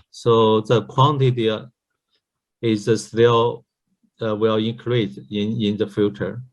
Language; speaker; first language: English; non-native, learner; Chinese